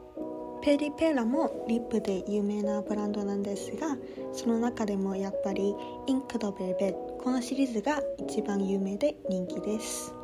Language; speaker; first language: Japanese; non-native, fluent; Korean